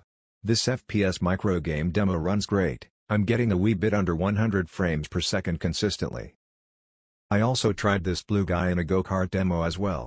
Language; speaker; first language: English; native; English